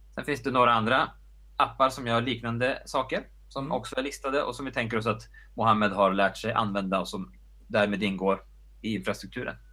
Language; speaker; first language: Swedish; native; Swedish